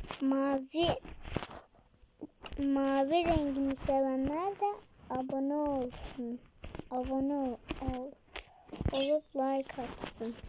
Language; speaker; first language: Turkish; native; Turkish